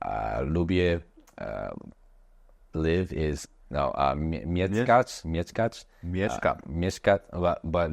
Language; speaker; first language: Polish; non-native, learner; English